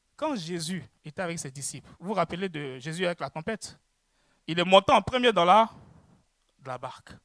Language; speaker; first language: French; native; French